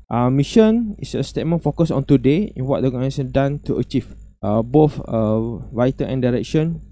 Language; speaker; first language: English; non-native, local second language; Malay